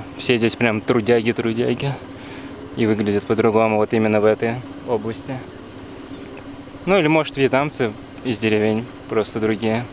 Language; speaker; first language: Russian; native; Russian